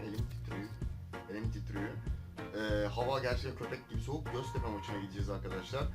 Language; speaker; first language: Turkish; native; Turkish